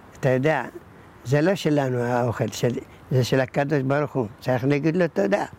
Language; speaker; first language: Hebrew; early bilingual, other home language; Arabic